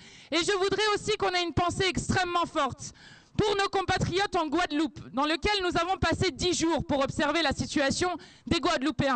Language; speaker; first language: French; native; French